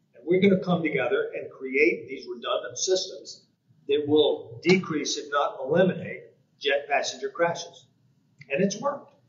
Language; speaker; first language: English; native; English